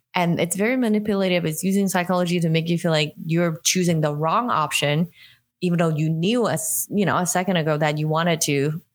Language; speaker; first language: English; non-native, local second language; Cantonese